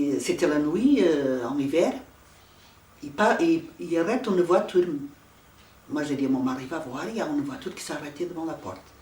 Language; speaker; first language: French; non-native, fluent; Portuguese